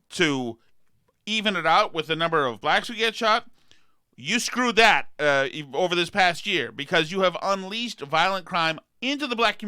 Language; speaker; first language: English; native; English